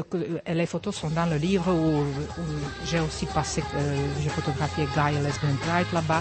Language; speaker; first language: French; non-native, fluent; Czech